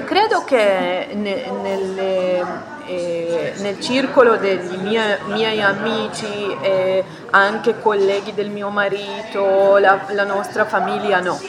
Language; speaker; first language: Italian; non-native, fluent; Hebrew